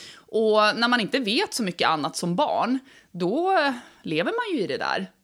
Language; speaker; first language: Swedish; native; Swedish